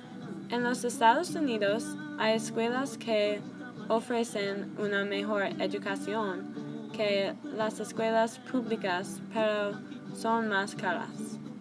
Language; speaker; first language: Spanish; non-native, learner; English